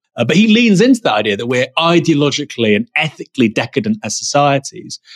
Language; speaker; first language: English; native; English